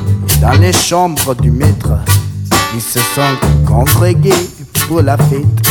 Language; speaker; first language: French; non-native, learner; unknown